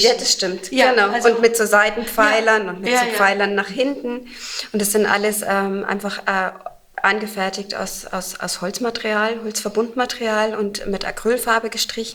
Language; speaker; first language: German; native; German